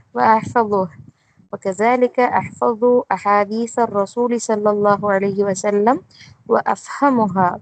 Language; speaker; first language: Arabic; non-native, learner; Tamil